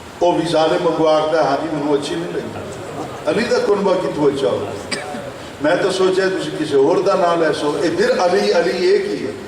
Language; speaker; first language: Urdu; non-native, local second language; Saraiki